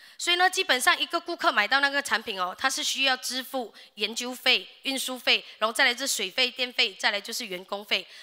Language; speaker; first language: Chinese; native; Chinese